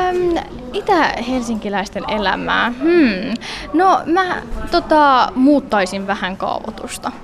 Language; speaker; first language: Finnish; early bilingual, other home language; Somali